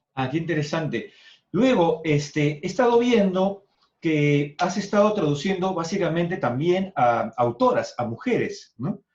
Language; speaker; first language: Spanish; native; Spanish